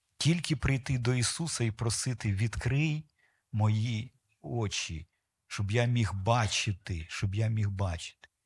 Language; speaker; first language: Ukrainian; non-native, local second language; Russian